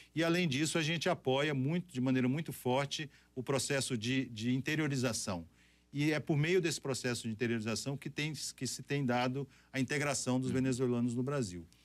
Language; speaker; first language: Portuguese; native; Portuguese